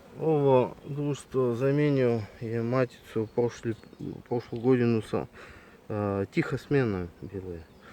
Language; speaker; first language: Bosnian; non-native, learner; Russian